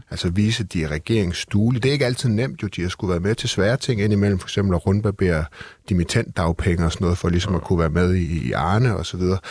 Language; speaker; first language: Danish; native; Danish